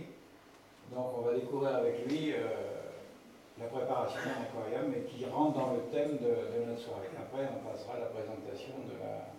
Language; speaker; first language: French; native; French